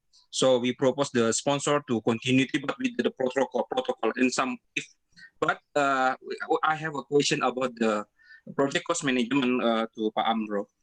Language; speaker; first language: English; non-native, learner; Indonesian